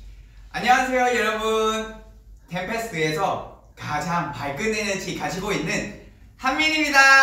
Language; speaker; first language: Korean; non-native, learner; Vietnamese